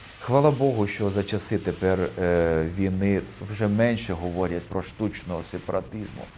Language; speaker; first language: Ukrainian; non-native, local second language; Hungarian